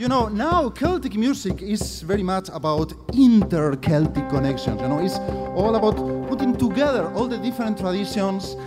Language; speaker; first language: English; non-native, fluent; Spanish